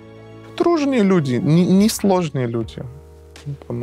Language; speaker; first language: Russian; non-native, fluent; Persian